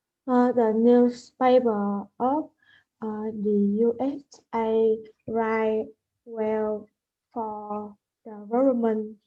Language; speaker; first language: English; non-native, learner; Vietnamese